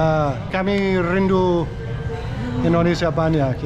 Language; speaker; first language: Indonesian; non-native, learner; English